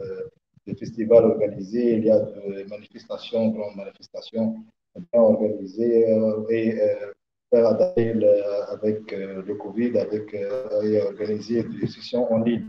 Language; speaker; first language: French; non-native, learner; Arabic